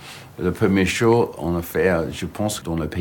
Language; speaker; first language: French; non-native, fluent; English